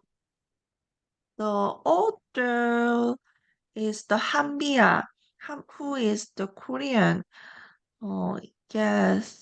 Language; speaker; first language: English; non-native, learner; Korean